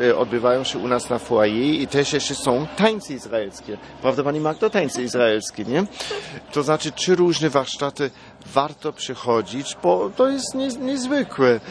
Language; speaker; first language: Polish; non-native, fluent; German